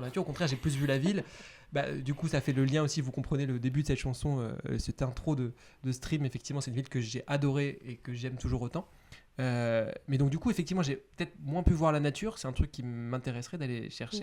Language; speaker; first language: French; native; French